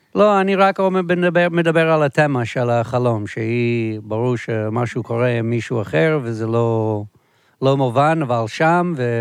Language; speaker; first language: Hebrew; non-native, fluent; English